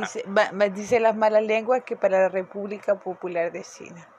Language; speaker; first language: Portuguese; non-native, fluent; Spanish